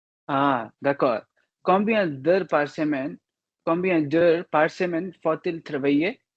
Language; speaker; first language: French; non-native, learner; Hindi